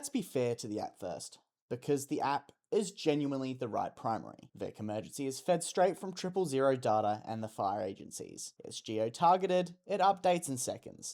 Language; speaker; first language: English; native; English